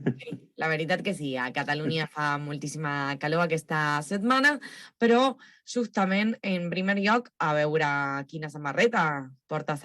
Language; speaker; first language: Catalan; non-native, local second language; Spanish